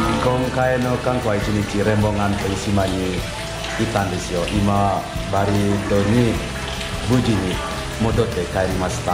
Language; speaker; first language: Japanese; non-native, fluent; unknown